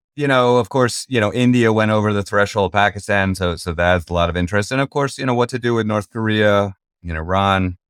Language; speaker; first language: English; native; English